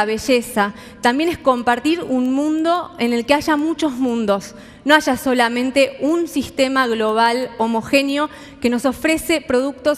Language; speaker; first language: Spanish; native; Spanish